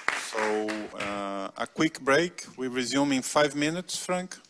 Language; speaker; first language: English; non-native, fluent; Portuguese